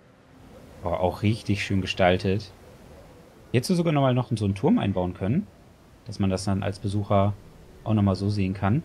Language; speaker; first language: German; native; German